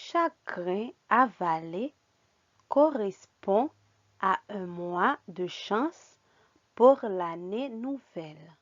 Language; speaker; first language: French; non-native, fluent; Spanish